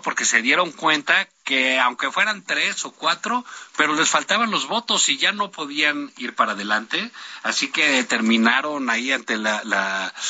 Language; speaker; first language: Spanish; native; Spanish